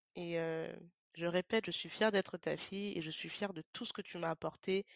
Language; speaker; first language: French; native; French